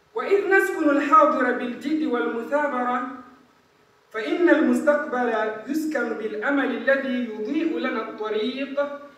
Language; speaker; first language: Arabic; non-native, fluent; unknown